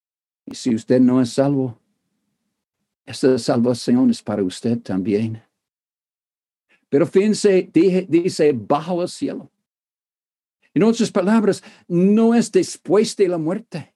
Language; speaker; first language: Spanish; non-native, fluent; English